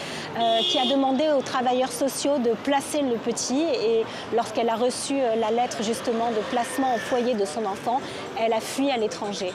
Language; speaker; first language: French; native; French